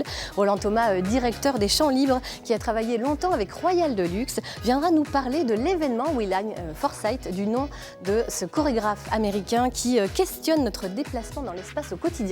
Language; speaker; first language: French; native; French